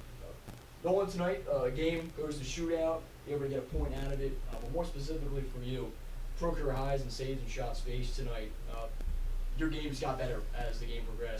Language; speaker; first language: English; native; English